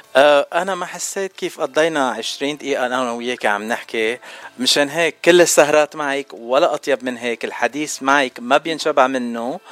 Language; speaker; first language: Arabic; native; Arabic